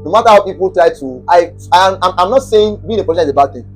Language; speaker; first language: English; non-native, local second language; Yoruba